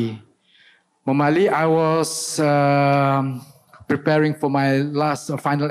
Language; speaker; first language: English; non-native, local second language; Malay